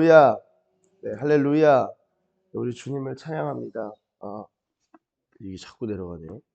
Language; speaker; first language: Korean; native; Korean